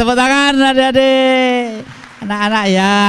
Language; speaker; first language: Indonesian; native; Indonesian